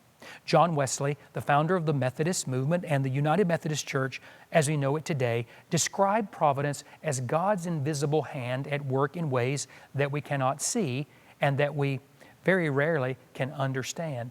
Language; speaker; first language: English; native; English